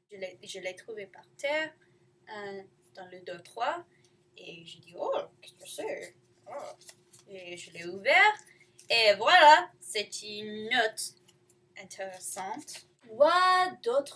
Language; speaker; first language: French; non-native, learner; English